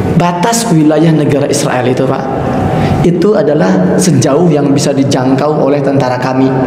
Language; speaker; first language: Indonesian; native; Indonesian